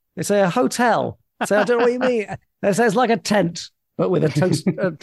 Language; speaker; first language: English; native; English